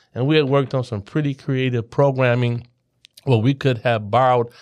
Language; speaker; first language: English; native; English